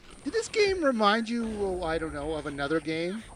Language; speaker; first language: English; native; English